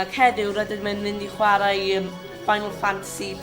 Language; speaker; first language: Welsh; non-native, local second language; English